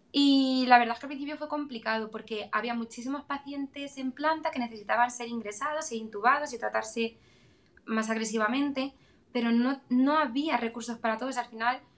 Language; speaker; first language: Spanish; native; Spanish